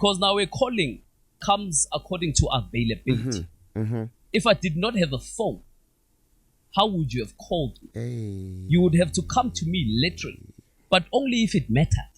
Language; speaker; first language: English; non-native, local second language; Zulu